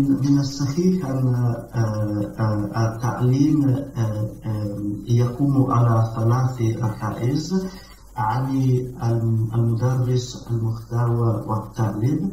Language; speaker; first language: Arabic; non-native, learner; Italian